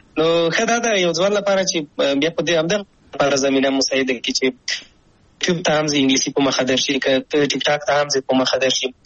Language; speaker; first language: Pashto; native; Pashto